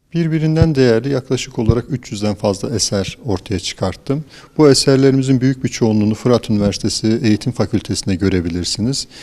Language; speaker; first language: Turkish; native; Turkish